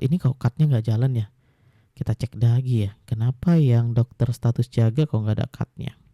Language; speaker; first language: Indonesian; native; Indonesian